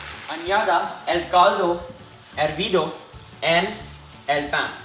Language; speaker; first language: Spanish; non-native, learner; English